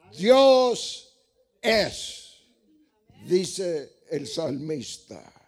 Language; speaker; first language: Spanish; non-native, fluent; English